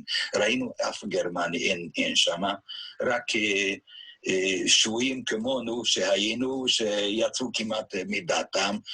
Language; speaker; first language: Hebrew; non-native, fluent; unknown